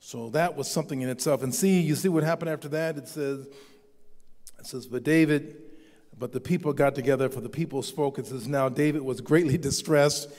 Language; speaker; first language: English; native; English